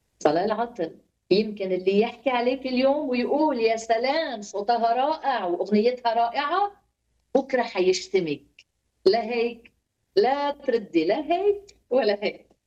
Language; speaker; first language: Arabic; native; Arabic